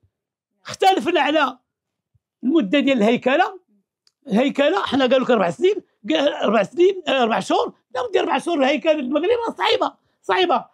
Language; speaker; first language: Arabic; native; Arabic